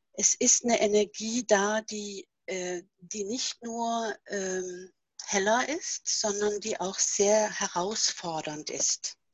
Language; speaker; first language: German; non-native, fluent; Norwegian